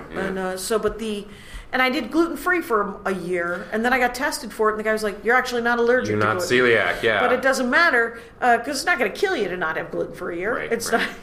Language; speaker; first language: English; native; English